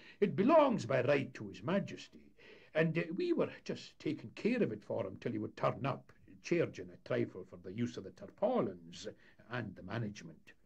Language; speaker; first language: English; native; English